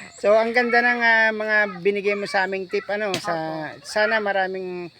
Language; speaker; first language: Filipino; native; Filipino